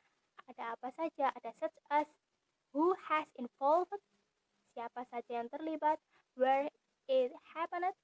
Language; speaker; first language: Indonesian; native; Indonesian